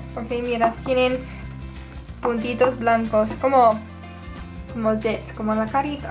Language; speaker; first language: Spanish; non-native, fluent; English